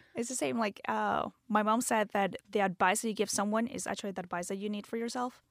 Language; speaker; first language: English; non-native, fluent; Spanish